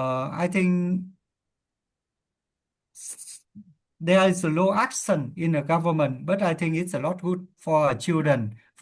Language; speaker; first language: English; non-native, learner; Vietnamese